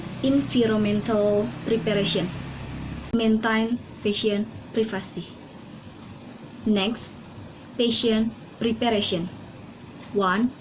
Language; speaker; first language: English; non-native, learner; Indonesian